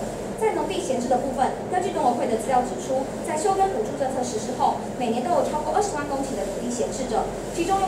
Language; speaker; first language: Chinese; native; Chinese